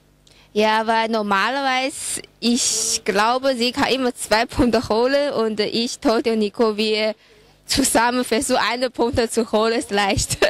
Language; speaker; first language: German; non-native, fluent; Chinese